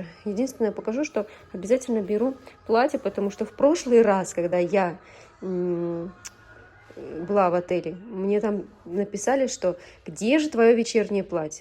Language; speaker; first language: Russian; native; Russian